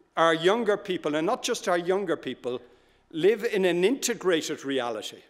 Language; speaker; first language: English; native; English